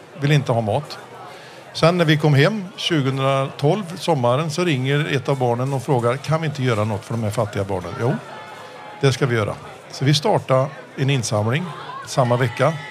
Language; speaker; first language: Swedish; early bilingual, heritage; Swedish